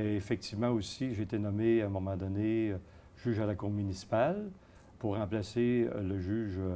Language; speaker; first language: French; native; French